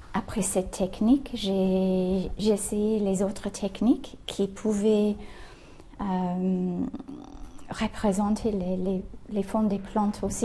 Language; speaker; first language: French; non-native, fluent; English